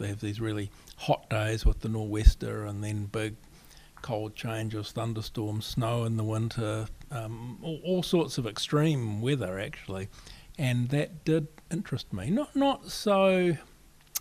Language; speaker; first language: English; native; English